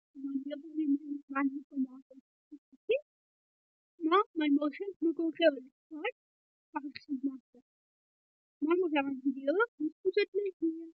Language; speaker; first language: French; non-native, local second language; Morisyen